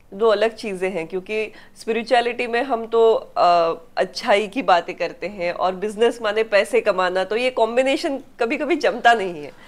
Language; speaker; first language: Hindi; non-native, local second language; Marathi